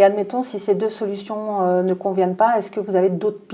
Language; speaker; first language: French; native; French